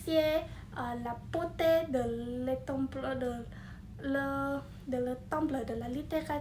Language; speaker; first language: French; non-native, fluent; Vietnamese